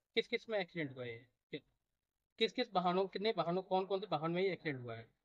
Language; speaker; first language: Hindi; native; Hindi